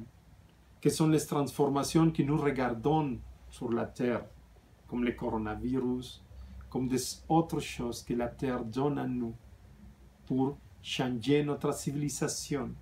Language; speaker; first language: French; non-native, fluent; Spanish